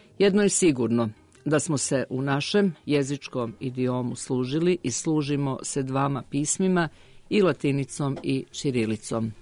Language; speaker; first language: Serbian; native; Serbian